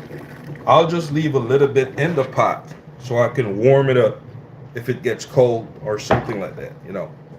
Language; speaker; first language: English; native; English